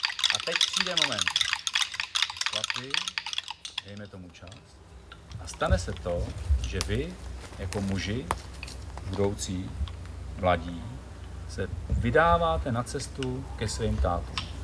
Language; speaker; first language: Czech; native; Czech